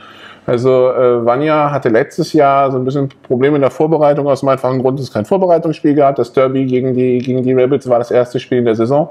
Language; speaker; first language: German; native; German